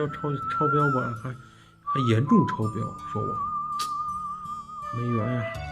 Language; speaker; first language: Chinese; native; Chinese